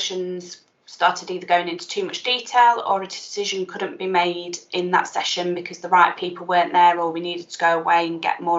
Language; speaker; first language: English; native; English